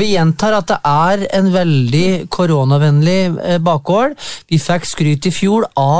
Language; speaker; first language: Norwegian; native; Norwegian